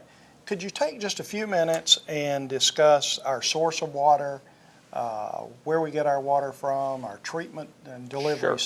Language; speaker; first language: English; native; English